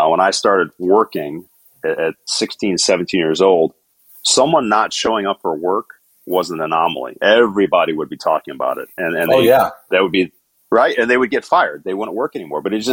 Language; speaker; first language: English; native; English